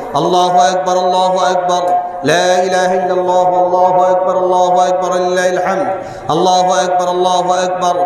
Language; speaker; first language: Arabic; non-native, fluent; Bangla